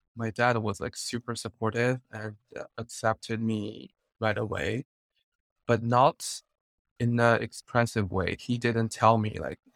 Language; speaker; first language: English; non-native, fluent; Chinese